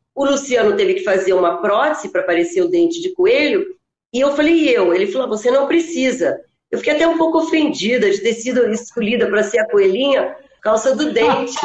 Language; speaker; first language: Portuguese; non-native, local second language; German